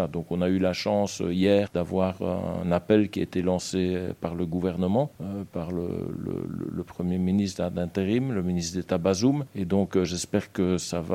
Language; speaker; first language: French; native; French